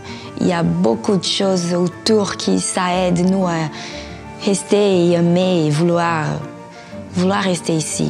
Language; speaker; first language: French; non-native, fluent; Portuguese